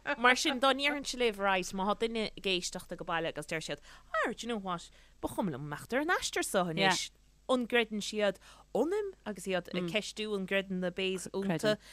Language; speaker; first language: Irish; native; Irish